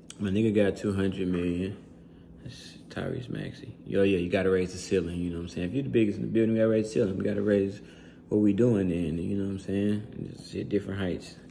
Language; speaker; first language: English; native; English